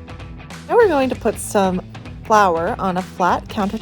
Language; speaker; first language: English; native; English